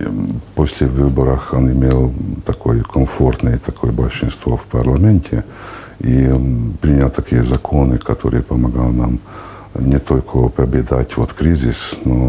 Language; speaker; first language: Russian; non-native, fluent; Hungarian